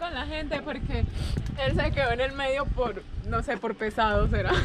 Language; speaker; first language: Spanish; native; Spanish